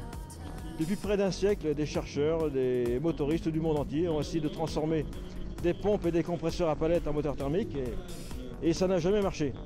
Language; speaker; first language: French; native; French